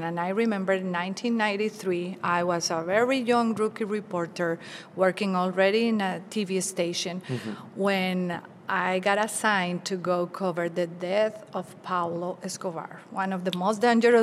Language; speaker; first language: English; non-native, fluent; Spanish